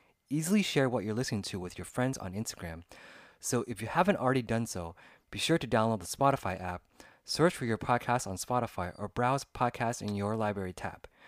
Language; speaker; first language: English; early bilingual, other home language; Vietnamese